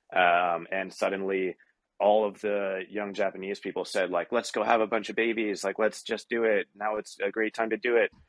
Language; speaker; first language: English; native; English